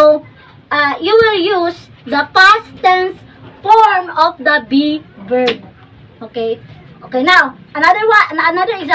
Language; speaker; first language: English; non-native, local second language; Cebuano